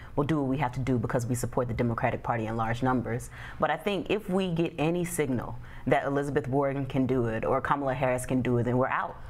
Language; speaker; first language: English; native; English